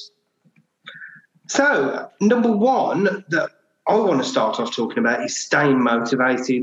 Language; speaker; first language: English; native; English